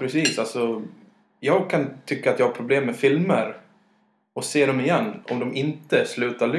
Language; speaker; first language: Swedish; native; Swedish